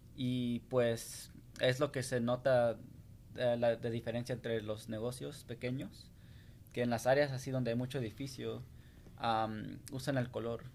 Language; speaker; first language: Spanish; early bilingual, heritage; Spanish